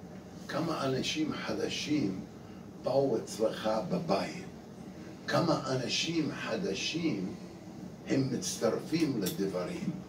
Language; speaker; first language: Hebrew; non-native, fluent; English